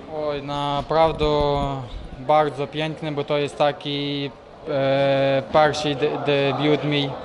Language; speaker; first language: Polish; non-native, learner; Ukrainian